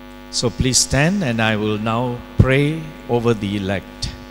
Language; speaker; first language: English; non-native, local second language; Tamil